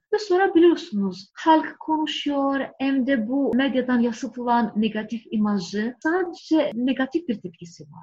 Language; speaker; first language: Turkish; non-native, fluent; Greek